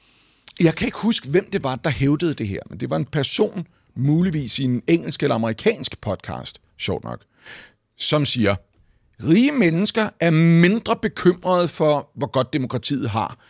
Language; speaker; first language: Danish; native; Danish